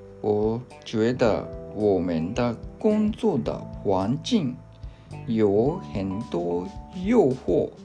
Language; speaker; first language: Chinese; non-native, learner; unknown